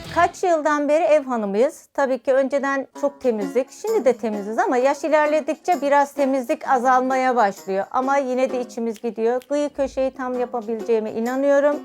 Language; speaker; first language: Turkish; native; Turkish